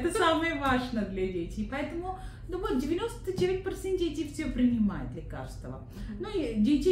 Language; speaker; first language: Russian; non-native, learner; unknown